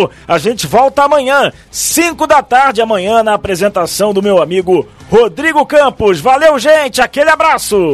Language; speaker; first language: Portuguese; native; Portuguese